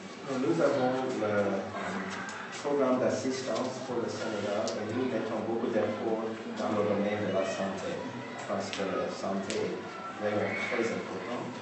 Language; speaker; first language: French; non-native, fluent; English